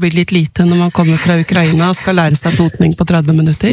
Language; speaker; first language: Norwegian; native; Norwegian